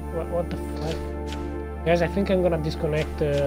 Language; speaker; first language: English; non-native, fluent; Italian